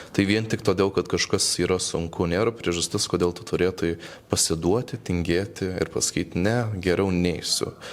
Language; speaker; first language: Lithuanian; early bilingual, heritage; Lithuanian